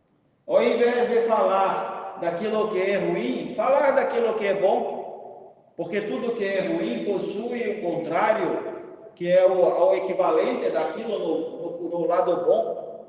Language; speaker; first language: Portuguese; non-native, fluent; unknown